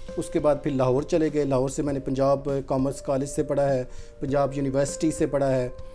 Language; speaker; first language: Hindi; non-native, local second language; Punjabi